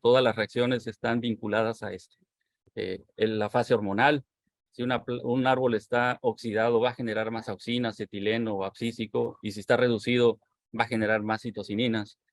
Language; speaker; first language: Spanish; native; Spanish